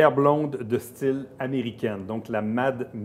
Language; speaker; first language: French; native; French